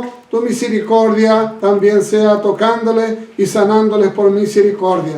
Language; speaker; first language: Spanish; native; Spanish